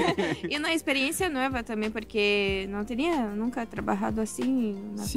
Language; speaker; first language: Spanish; non-native, learner; Portuguese